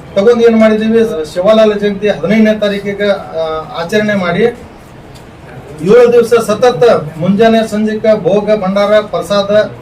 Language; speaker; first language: Kannada; non-native, local second language; Lambadi